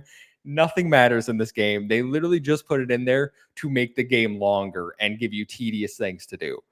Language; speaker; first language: English; native; English